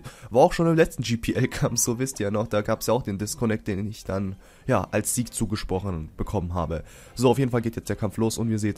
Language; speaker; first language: German; native; German